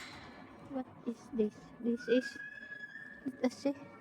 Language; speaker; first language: English; non-native, learner; Filipino